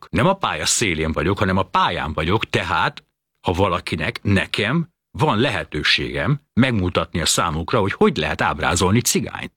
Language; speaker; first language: Hungarian; native; Hungarian